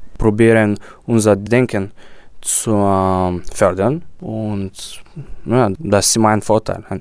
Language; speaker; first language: German; non-native, fluent; Bulgarian